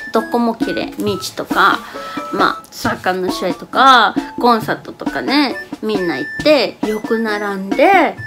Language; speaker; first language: Japanese; non-native, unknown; Spanish